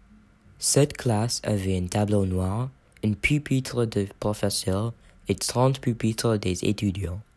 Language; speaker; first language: French; non-native, learner; English